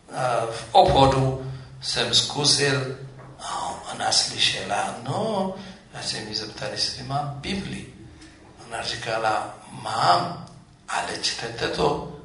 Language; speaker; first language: Czech; non-native, fluent; Amharic